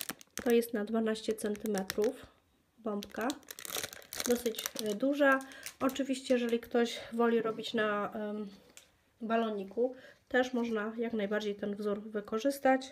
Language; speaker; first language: Polish; native; Polish